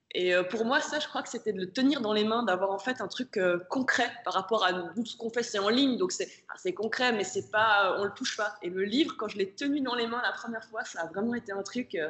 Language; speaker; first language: French; native; French